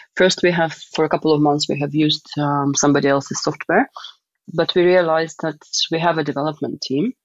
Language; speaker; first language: English; non-native, fluent; Russian